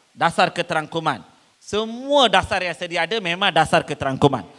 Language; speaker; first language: Malay; non-native, local second language; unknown